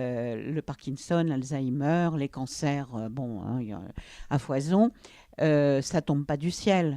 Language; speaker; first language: French; native; French